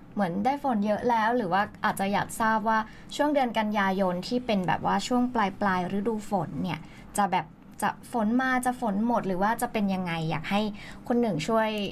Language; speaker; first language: Thai; native; Thai